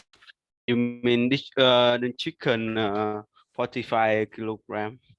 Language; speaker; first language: English; non-native, learner; Vietnamese